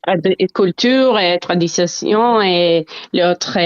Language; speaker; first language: French; non-native, learner; Hebrew